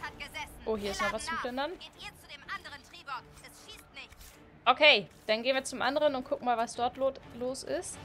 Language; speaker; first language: German; native; German